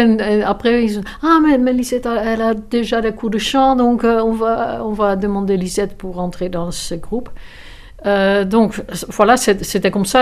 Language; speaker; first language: French; non-native, fluent; Dutch